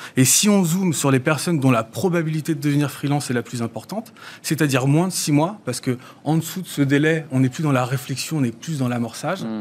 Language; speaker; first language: French; native; French